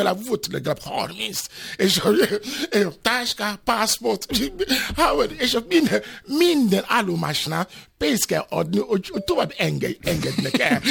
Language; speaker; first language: Hungarian; non-native, fluent; Yoruba